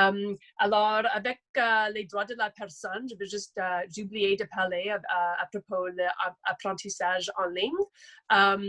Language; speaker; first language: French; non-native, local second language; English